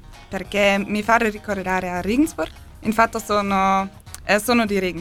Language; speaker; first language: Italian; non-native, learner; German